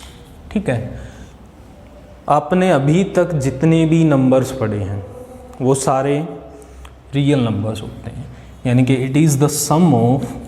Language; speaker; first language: Hindi; native; Hindi